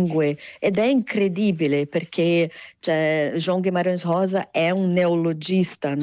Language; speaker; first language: Italian; non-native, fluent; Portuguese